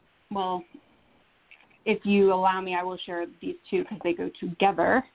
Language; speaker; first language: English; early bilingual, other home language; Romanian